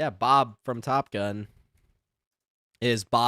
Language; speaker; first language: English; native; English